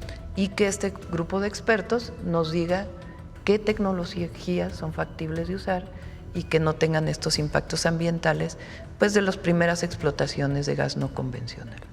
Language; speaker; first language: Spanish; native; Spanish